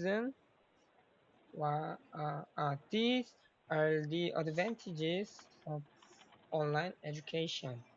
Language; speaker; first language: English; non-native, learner; Korean